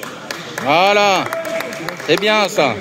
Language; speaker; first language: French; native; French